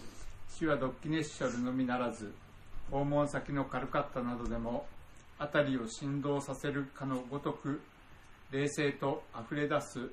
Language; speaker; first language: Japanese; native; Japanese